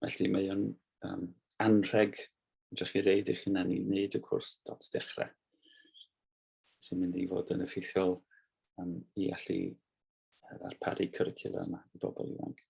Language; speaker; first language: Welsh; native; Welsh